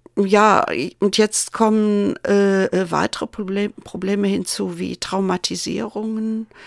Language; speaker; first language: German; native; German